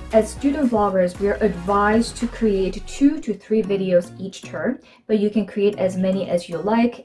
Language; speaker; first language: English; non-native, fluent; Korean